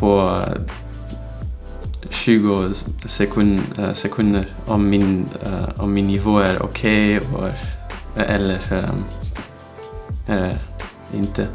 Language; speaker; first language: Swedish; non-native, learner; Dutch